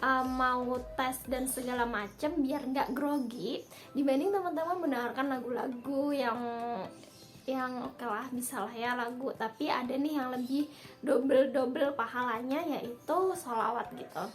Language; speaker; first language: Indonesian; native; Indonesian